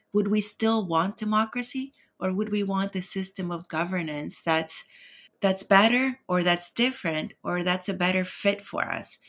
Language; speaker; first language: English; non-native, fluent; Greek